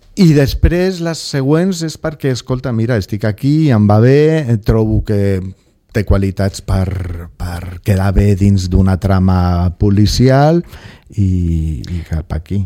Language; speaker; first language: Catalan; non-native, local second language; Spanish